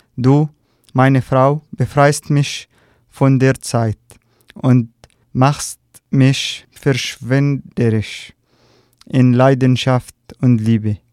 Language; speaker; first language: German; non-native, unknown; Arabic